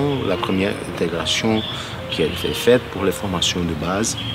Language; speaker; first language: French; non-native, fluent; Portuguese